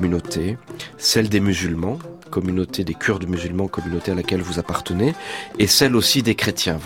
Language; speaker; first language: French; native; French